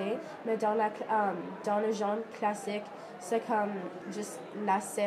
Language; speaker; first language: French; non-native, learner; English